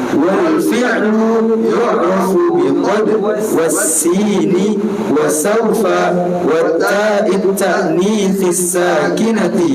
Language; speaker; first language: Arabic; non-native, learner; Indonesian